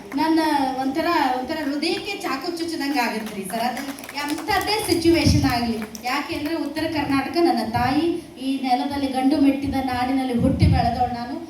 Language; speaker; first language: Kannada; native; Kannada